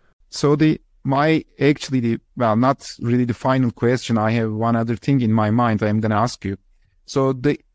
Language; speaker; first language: English; non-native, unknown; Turkish